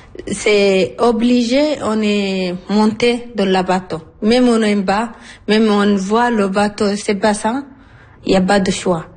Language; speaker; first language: French; non-native, learner; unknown